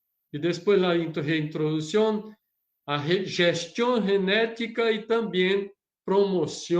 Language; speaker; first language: Spanish; non-native, learner; Portuguese